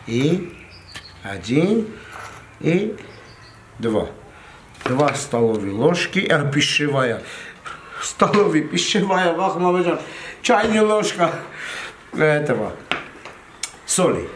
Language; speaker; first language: Russian; non-native, fluent; Armenian